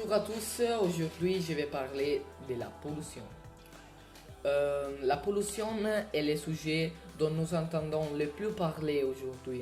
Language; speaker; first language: French; non-native, learner; Italian